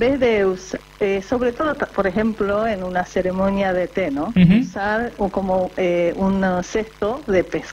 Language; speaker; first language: Spanish; non-native, fluent; Japanese